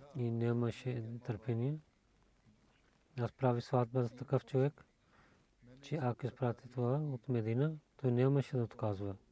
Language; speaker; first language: Bulgarian; non-native, learner; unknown